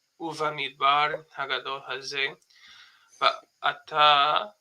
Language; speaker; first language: Hebrew; non-native, fluent; English